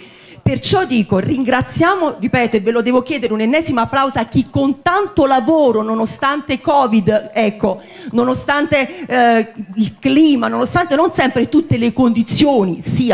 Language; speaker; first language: Italian; native; Italian